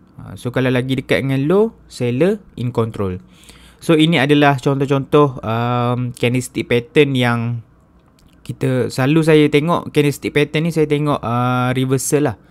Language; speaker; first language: Malay; native; Malay